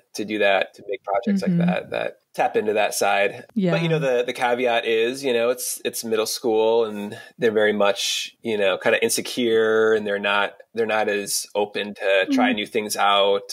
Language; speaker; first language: English; native; English